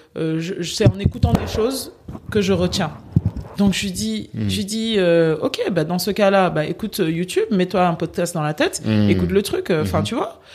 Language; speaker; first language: French; native; French